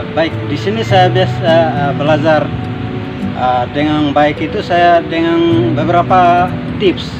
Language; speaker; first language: Indonesian; non-native, fluent; Tetum